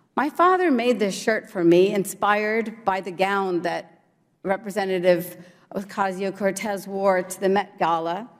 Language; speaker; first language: English; early bilingual, other home language; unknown